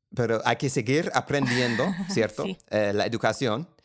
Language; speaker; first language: Spanish; non-native, fluent; English